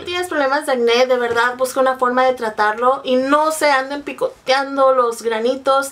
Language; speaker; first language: Spanish; native; Spanish